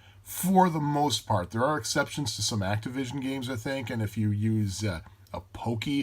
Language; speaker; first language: English; native; English